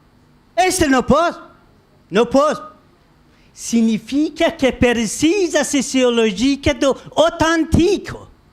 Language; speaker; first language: Portuguese; non-native, learner; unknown